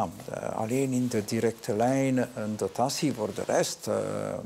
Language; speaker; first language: Dutch; non-native, local second language; French